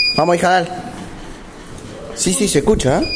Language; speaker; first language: Spanish; native; Spanish